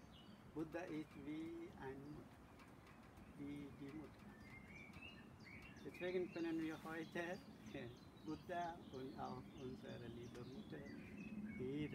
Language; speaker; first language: German; non-native, learner; Sinhala